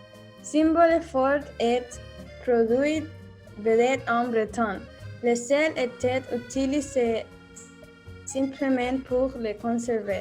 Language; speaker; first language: French; non-native, learner; Spanish